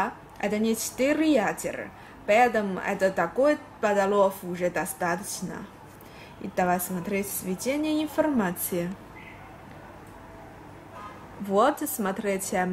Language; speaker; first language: Russian; non-native, learner; Chinese